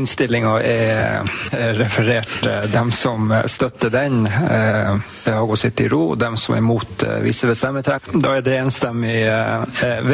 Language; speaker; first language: Norwegian; native; Norwegian